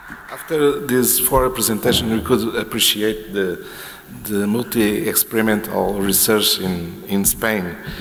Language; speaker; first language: English; non-native, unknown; Portuguese